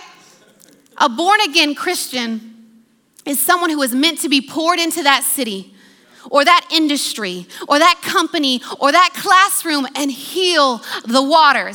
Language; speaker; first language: English; native; English